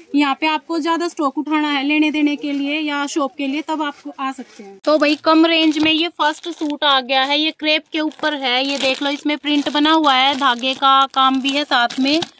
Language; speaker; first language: Hindi; native; Hindi